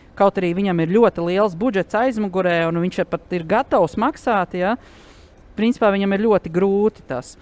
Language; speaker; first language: Latvian; native; Latvian